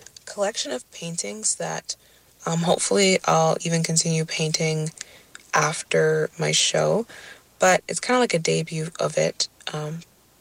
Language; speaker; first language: English; native; English